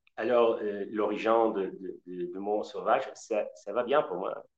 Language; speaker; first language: French; non-native, learner; Spanish